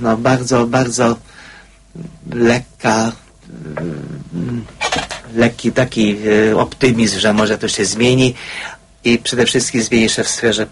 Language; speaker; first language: Polish; non-native, fluent; Hungarian